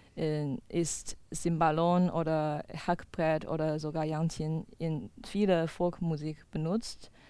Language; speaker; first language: German; non-native, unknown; Chinese